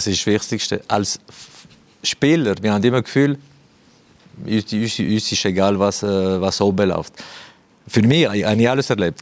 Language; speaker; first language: German; non-native, fluent; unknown